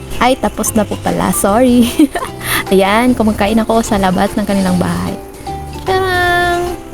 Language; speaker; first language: Filipino; non-native, local second language; Cebuano